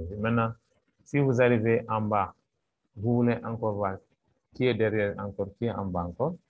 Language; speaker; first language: French; non-native, local second language; Wolof